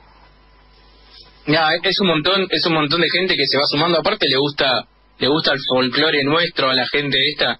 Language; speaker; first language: Spanish; native; Spanish